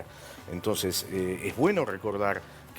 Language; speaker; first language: Spanish; native; Spanish